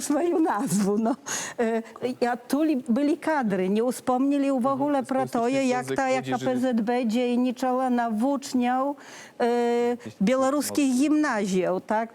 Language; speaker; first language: Polish; non-native, learner; Belarusian